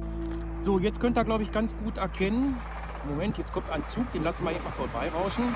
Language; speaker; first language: German; native; German